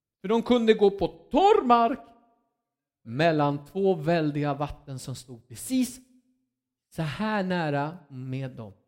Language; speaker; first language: Swedish; non-native, fluent; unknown